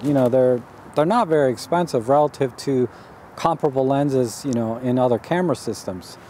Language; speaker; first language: English; native; English